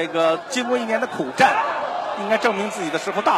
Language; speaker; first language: Chinese; native; Chinese